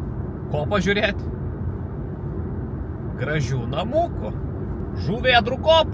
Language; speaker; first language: Lithuanian; native; Lithuanian